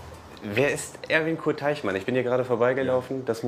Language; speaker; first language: German; native; German